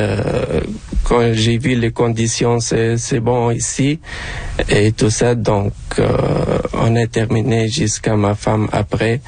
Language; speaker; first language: French; non-native, local second language; Arabic